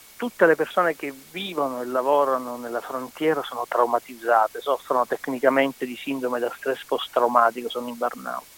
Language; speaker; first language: Italian; native; Italian